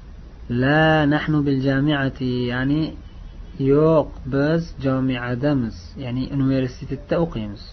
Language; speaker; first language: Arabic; non-native, fluent; Uzbek